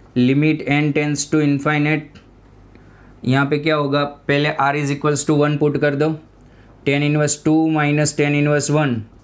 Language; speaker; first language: Hindi; non-native, local second language; Gujarati